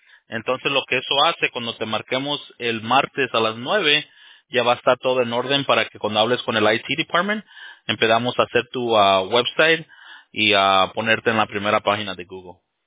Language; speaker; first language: Spanish; early bilingual, heritage; Spanish